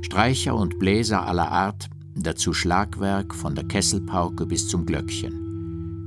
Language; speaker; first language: German; native; German